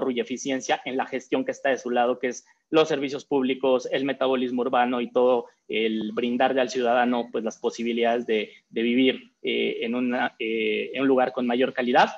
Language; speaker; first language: Spanish; native; Spanish